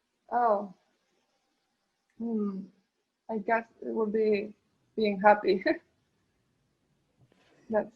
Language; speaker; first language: English; non-native, learner; Spanish